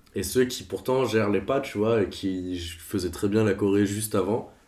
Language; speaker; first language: French; non-native, fluent; Portuguese